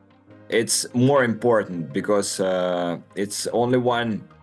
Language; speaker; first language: English; non-native, learner; Russian